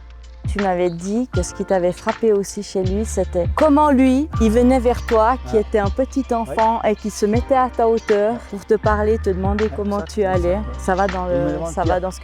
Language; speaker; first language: French; native; French